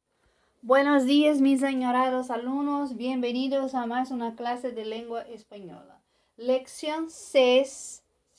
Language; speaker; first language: Spanish; non-native, fluent; Portuguese